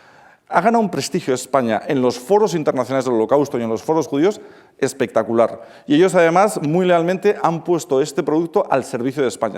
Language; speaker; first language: Spanish; native; Spanish